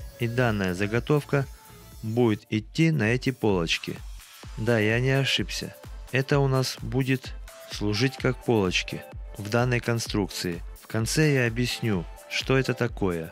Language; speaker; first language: Russian; native; Russian